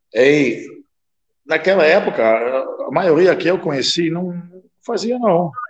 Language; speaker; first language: Portuguese; non-native, fluent; Dutch